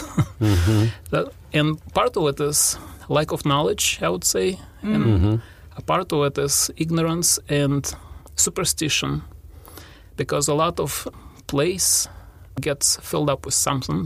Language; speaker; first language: English; non-native, fluent; Russian